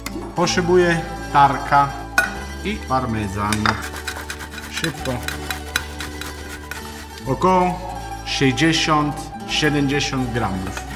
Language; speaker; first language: Polish; non-native, learner; Italian